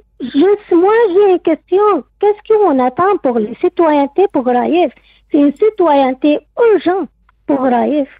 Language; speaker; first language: French; non-native, learner; Arabic